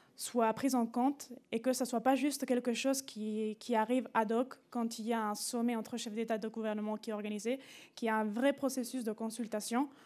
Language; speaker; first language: French; non-native, fluent; Spanish